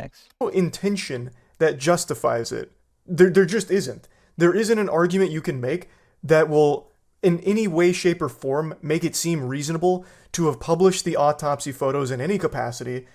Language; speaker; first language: English; native; English